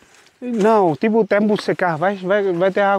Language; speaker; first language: Portuguese; non-native, learner; Vietnamese